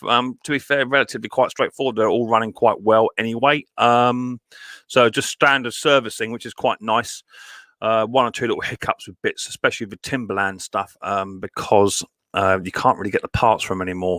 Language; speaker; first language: English; native; English